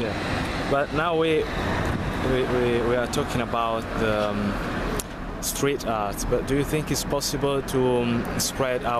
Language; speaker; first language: English; non-native, fluent; Italian